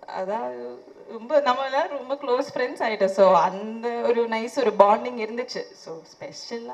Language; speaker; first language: Tamil; non-native, fluent; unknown